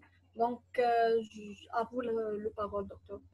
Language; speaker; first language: French; non-native, local second language; Arabic